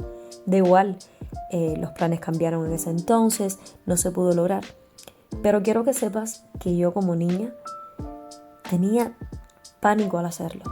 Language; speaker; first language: Spanish; native; Spanish